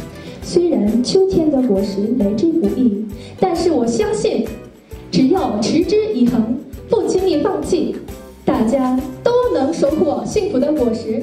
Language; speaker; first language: Chinese; non-native, learner; Korean